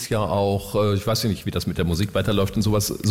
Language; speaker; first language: German; native; German